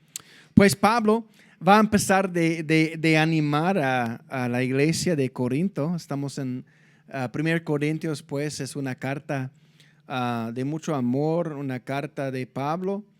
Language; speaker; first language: Spanish; non-native, fluent; English